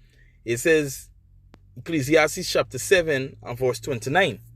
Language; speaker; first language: English; native; English